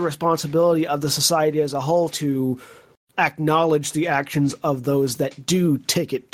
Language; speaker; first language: English; native; English